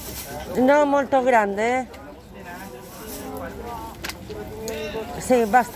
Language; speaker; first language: Italian; non-native, learner; Spanish